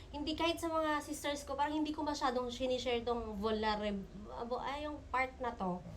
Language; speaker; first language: Filipino; native; Filipino